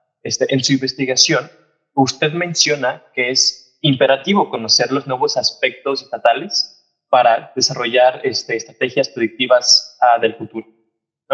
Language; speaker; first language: Spanish; native; Spanish